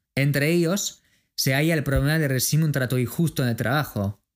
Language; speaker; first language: Spanish; non-native, fluent; French